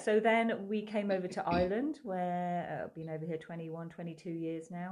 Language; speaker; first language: English; native; English